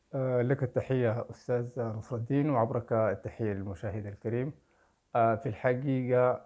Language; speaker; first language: Arabic; native; Arabic